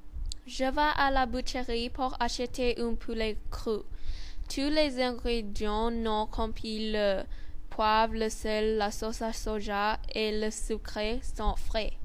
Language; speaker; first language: French; non-native, learner; Thai